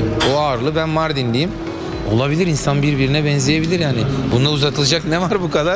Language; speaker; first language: Turkish; native; Turkish